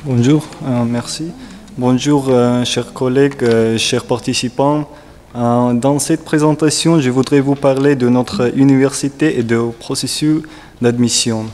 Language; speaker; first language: French; non-native, learner; Russian